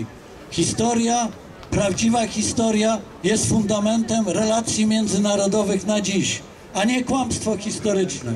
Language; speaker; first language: Polish; native; Polish